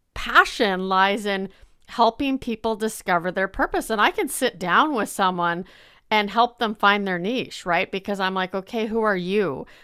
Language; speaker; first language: English; native; English